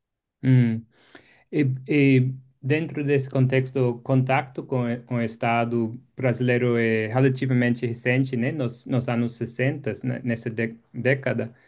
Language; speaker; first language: Portuguese; non-native, fluent; English